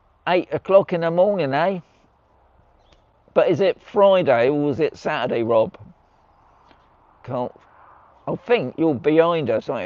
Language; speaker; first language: English; native; English